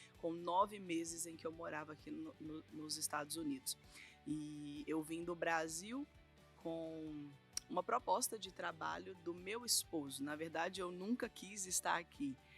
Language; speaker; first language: Portuguese; native; Portuguese